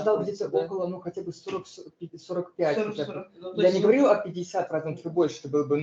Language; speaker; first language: Russian; native; Russian